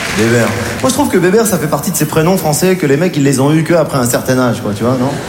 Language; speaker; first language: French; native; French